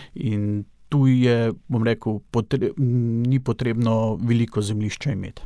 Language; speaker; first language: Slovenian; native; Slovenian